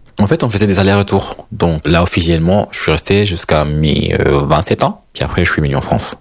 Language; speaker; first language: French; non-native, fluent; Spanish